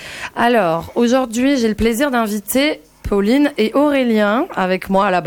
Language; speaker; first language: French; native; French